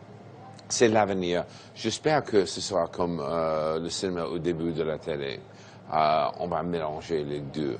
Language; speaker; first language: French; non-native, fluent; English